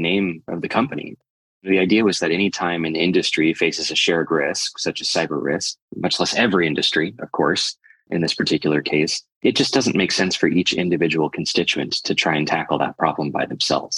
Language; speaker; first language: English; native; English